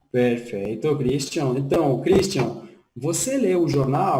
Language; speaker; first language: Portuguese; non-native, fluent; Spanish